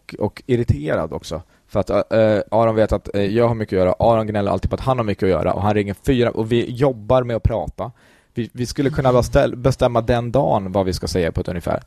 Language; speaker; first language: Swedish; early bilingual, other home language; Kurdish